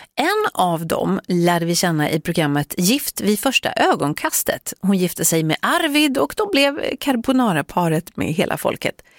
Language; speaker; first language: Swedish; native; Swedish